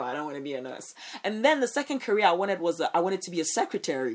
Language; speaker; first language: English; non-native, local second language; Akan